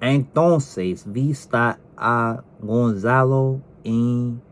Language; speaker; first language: Spanish; non-native, learner; English